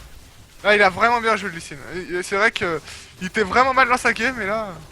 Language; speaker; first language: French; native; French